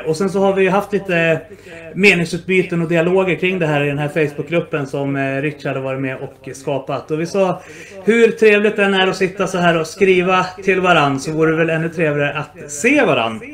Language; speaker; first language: Swedish; native; Swedish